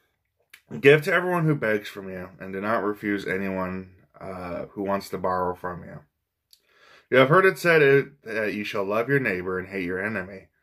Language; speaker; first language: English; native; English